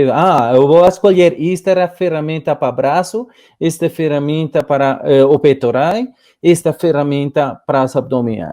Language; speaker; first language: Portuguese; non-native, fluent; Spanish